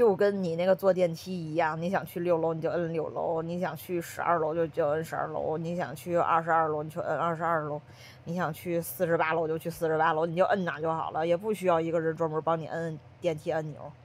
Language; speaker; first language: Chinese; native; Chinese